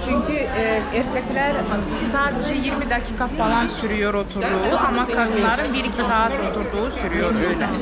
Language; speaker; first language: Turkish; early bilingual, heritage; Turkish